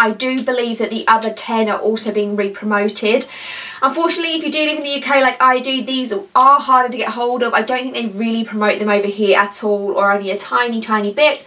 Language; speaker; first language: English; native; English